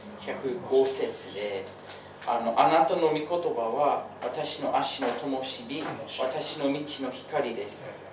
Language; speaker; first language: Japanese; non-native, fluent; English